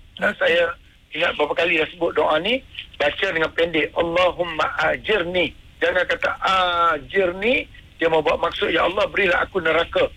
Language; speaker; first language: Malay; native; Malay